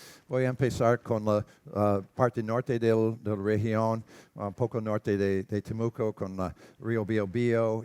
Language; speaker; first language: Spanish; non-native, learner; English